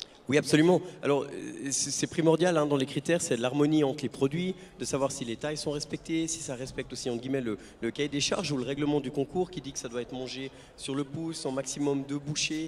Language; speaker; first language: French; native; French